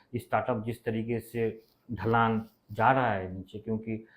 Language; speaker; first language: Hindi; non-native, local second language; Bangla